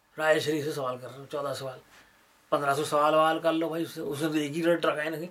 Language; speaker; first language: Urdu; native; Urdu